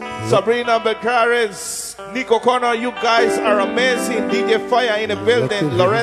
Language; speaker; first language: English; native; English